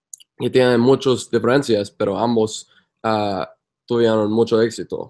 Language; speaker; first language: Spanish; non-native, fluent; English